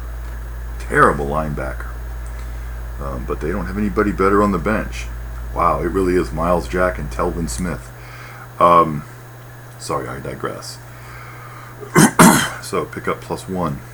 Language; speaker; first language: English; native; English